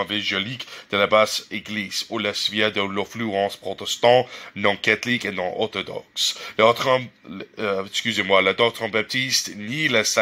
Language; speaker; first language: French; non-native, learner; English